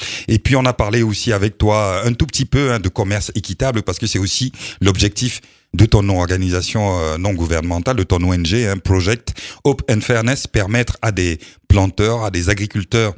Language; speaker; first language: French; native; French